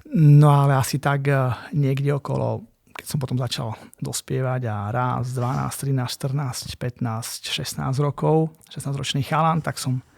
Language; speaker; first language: Slovak; native; Slovak